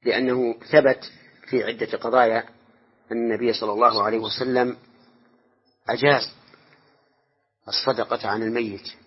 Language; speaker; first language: Arabic; native; Arabic